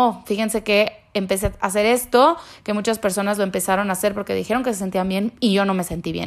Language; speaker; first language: Spanish; native; Spanish